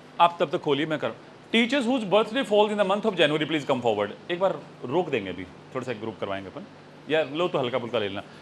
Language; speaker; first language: Hindi; native; Hindi